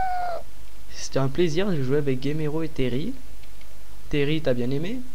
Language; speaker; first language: French; native; French